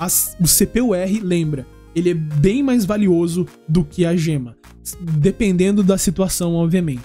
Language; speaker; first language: Portuguese; native; Portuguese